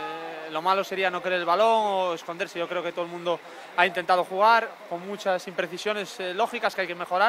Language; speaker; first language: Spanish; native; Spanish